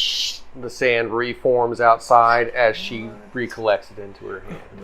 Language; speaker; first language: English; native; English